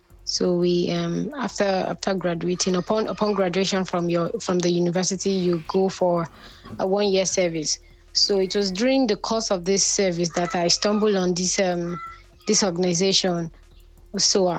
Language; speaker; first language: English; non-native, local second language; Yoruba